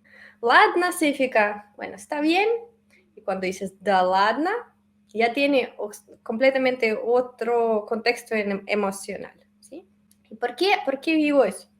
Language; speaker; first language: Spanish; non-native, fluent; Russian